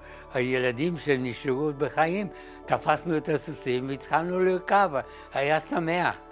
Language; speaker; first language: Hebrew; non-native, fluent; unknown